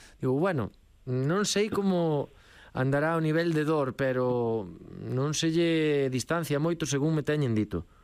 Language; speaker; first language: Galician; native; Galician